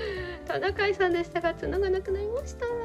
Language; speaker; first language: Japanese; native; Japanese